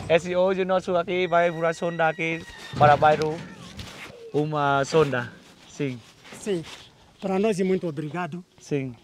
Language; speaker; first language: Portuguese; non-native, learner; Vietnamese